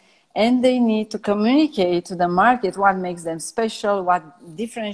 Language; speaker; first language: English; non-native, fluent; Romanian